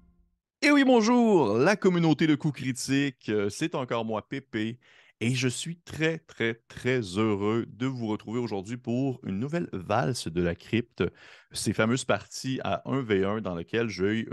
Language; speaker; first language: French; native; French